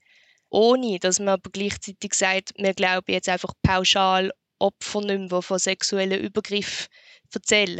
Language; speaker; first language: German; native; German